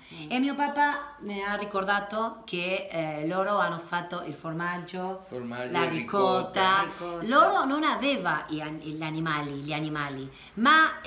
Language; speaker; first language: Italian; non-native, learner; Spanish